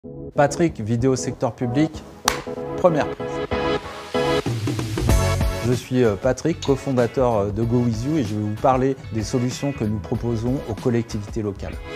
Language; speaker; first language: French; native; French